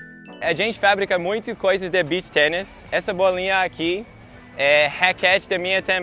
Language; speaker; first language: Portuguese; non-native, learner; English